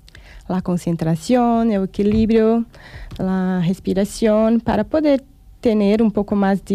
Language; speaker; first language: Spanish; non-native, fluent; Portuguese